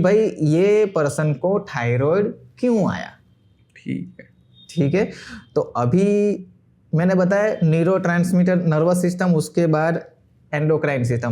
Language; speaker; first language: Hindi; non-native, local second language; Gujarati